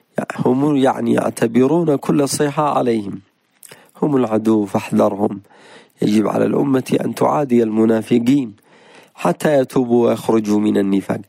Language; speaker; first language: Arabic; native; Arabic